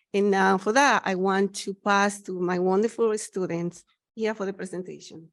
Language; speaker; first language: English; non-native, learner; Spanish